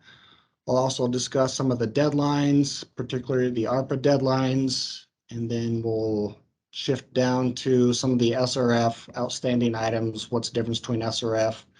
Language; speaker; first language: English; native; English